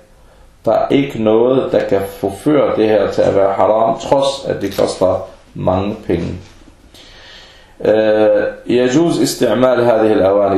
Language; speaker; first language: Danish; early bilingual, other home language; Arabic